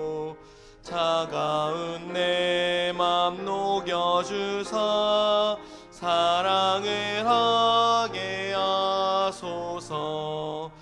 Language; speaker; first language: Korean; native; Korean